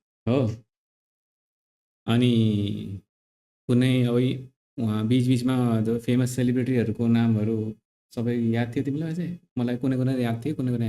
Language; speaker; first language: Nepali; native; Nepali